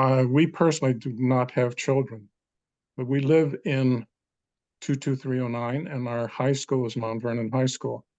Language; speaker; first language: English; non-native, fluent; Danish